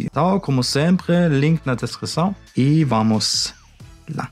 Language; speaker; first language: Portuguese; non-native, fluent; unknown